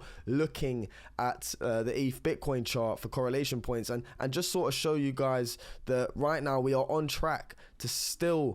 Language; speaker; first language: English; native; English